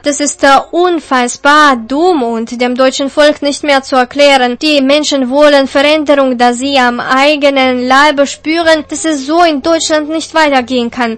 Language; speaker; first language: German; native; German